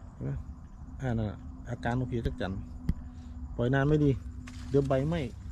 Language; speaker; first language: Thai; native; Thai